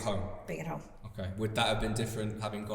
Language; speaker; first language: English; native; English